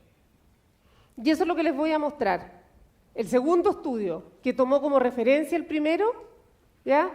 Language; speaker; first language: Spanish; native; Spanish